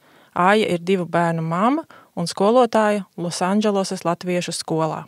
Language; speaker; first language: Latvian; native; Latvian